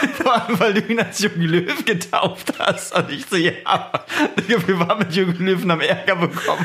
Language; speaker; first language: German; early bilingual, other home language; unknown